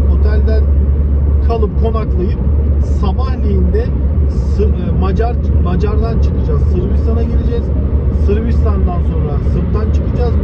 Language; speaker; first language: Turkish; early bilingual, heritage; Turkish